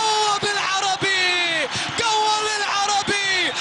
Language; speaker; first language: Arabic; native; Arabic